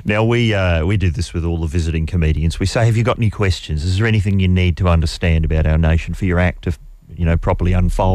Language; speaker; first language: English; native; English